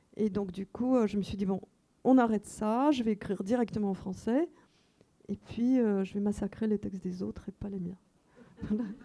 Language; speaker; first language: French; non-native, fluent; Russian